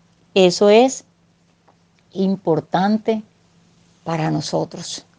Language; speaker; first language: Spanish; native; Spanish